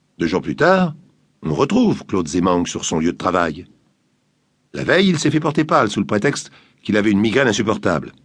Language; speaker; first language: French; native; French